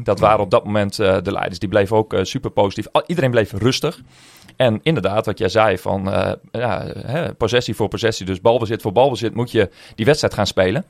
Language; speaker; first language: Dutch; native; Dutch